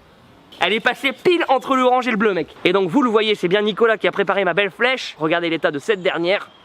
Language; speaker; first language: French; native; French